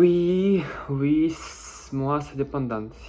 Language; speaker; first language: French; non-native, learner; Russian